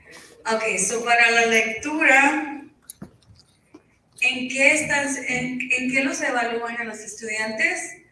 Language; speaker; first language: Spanish; early bilingual, heritage; Spanish